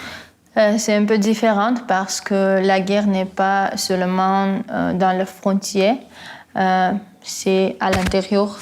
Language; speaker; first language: French; non-native, fluent; Armenian